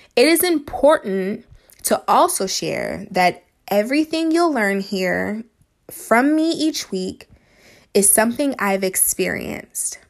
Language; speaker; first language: English; native; English